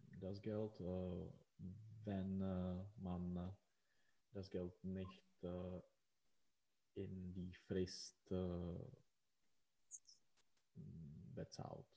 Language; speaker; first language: German; non-native, learner; Czech